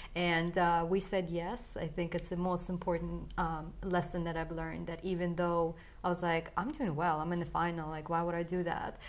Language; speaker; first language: English; early bilingual, other home language; Russian